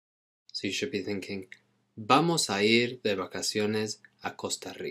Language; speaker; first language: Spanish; non-native, fluent; English